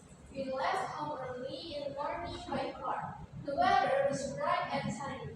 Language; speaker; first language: English; non-native, learner; Indonesian